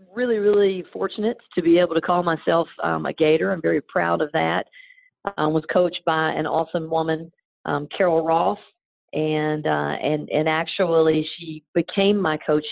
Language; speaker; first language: English; native; English